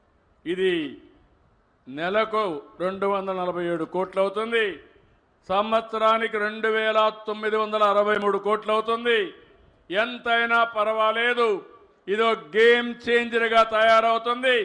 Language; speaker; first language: Telugu; native; Telugu